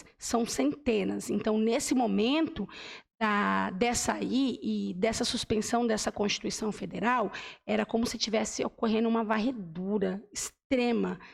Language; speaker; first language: Portuguese; native; Portuguese